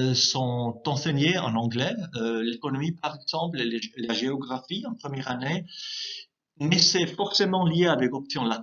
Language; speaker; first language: French; non-native, local second language; German